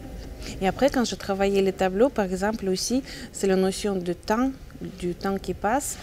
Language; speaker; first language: French; non-native, fluent; Russian